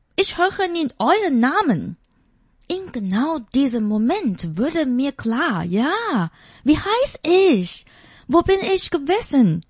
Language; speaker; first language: German; non-native, fluent; Chinese